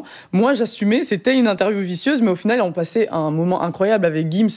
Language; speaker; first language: French; native; French